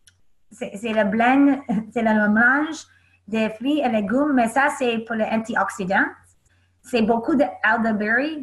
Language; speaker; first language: French; non-native, learner; English